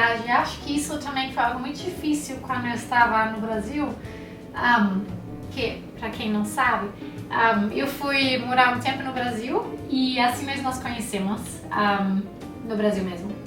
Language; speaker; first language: Portuguese; non-native, fluent; German